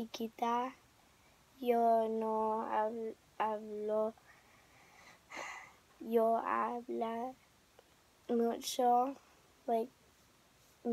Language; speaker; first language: Spanish; early bilingual, heritage; English